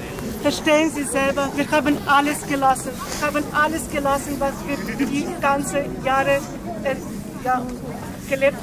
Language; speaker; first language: German; non-native, fluent; Ukrainian